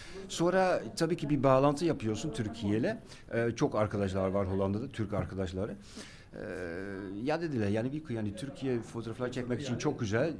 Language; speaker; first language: Turkish; non-native, fluent; Dutch